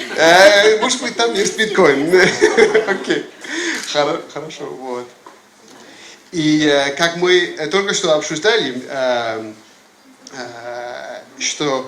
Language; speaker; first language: Russian; non-native, fluent; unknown